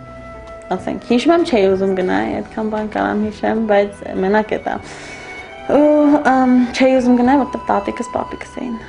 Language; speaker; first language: Armenian; early bilingual, heritage; Armenian